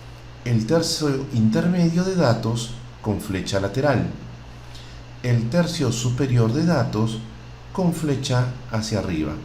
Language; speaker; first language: Spanish; native; Spanish